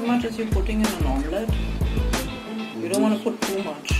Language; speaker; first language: English; non-native, fluent; German